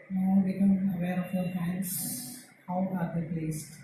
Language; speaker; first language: English; non-native, local second language; Malayalam